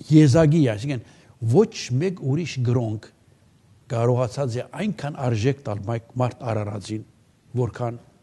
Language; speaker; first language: Armenian; early bilingual, heritage; Armenian